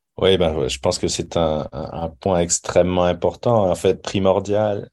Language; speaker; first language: French; native; French